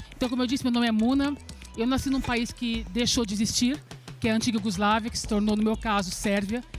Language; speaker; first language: Portuguese; early bilingual, other home language; Serbian